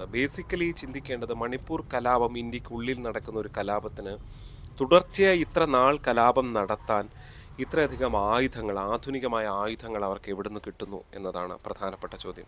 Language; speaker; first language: Malayalam; native; Malayalam